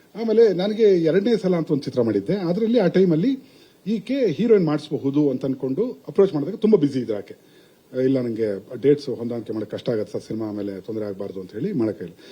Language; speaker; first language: Kannada; native; Kannada